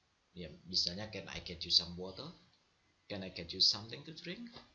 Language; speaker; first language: English; non-native, fluent; Indonesian